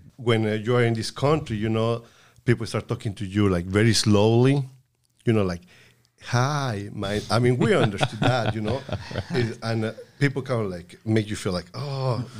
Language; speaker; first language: English; non-native, fluent; Spanish